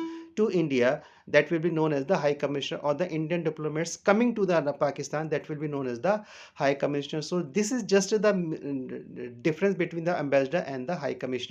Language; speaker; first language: English; non-native, local second language; Hindi